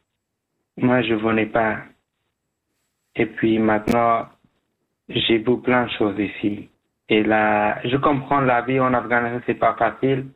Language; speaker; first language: French; non-native, fluent; Persian